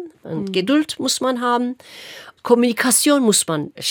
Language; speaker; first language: German; non-native, local second language; Turkish